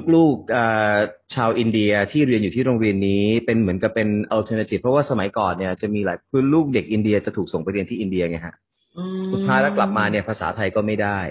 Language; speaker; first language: Thai; native; Thai